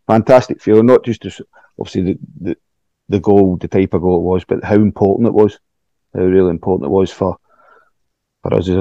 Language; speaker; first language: English; native; English